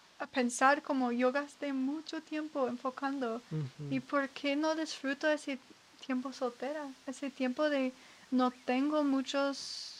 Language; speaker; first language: Spanish; non-native, learner; English